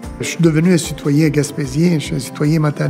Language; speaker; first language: French; non-native, fluent; Italian